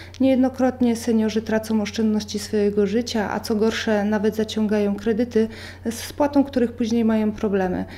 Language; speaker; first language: Polish; native; Polish